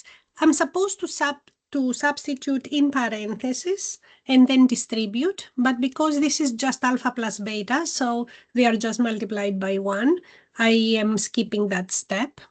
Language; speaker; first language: English; non-native, fluent; Greek